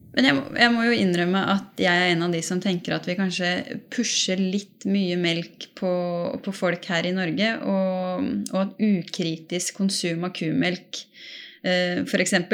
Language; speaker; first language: Norwegian; native; Norwegian